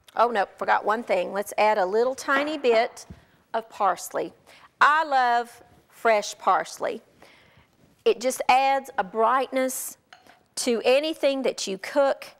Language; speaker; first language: English; native; English